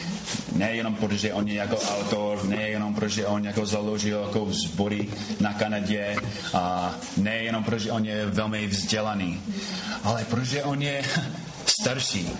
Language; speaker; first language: Czech; non-native, fluent; English